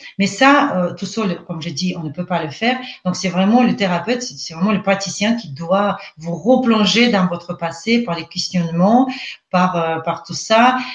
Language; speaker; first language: French; non-native, fluent; Russian